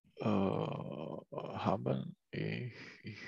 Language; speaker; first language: German; non-native, learner; Czech